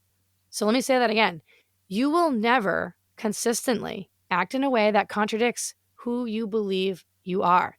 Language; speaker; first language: English; native; English